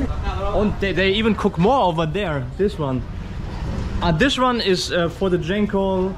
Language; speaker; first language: English; non-native, fluent; German